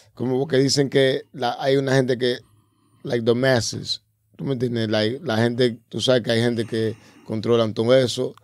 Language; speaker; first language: Spanish; early bilingual, heritage; Spanish